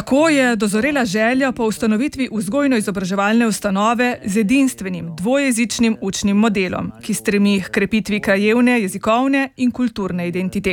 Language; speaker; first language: Slovenian; native; Slovenian